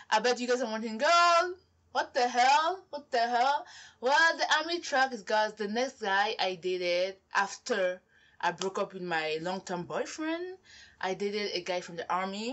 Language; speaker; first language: English; non-native, local second language; French